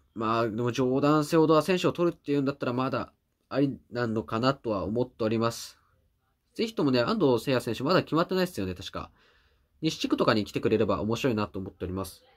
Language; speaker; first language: Japanese; native; Japanese